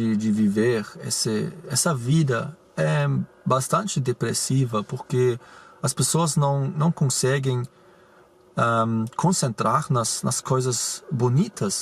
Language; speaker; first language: Portuguese; non-native, fluent; German